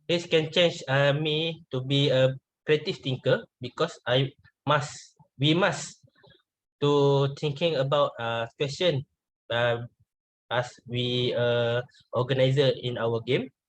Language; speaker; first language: English; non-native, learner; Malay